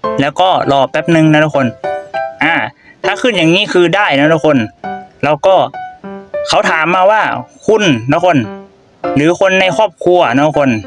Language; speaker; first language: Thai; non-native, local second language; Northeastern Thai